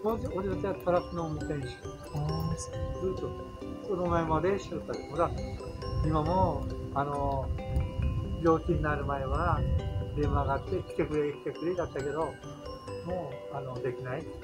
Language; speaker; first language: Japanese; native; Japanese